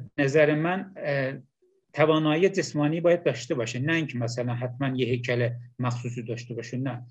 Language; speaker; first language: Persian; non-native, local second language; Azerbaijani